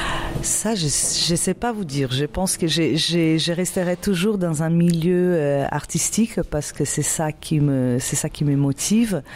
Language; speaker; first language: French; non-native, fluent; Portuguese